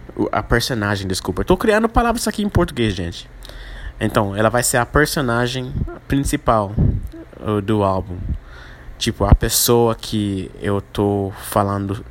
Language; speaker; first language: Portuguese; non-native, fluent; English